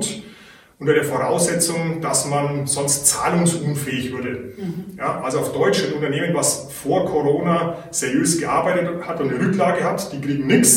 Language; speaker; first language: German; native; German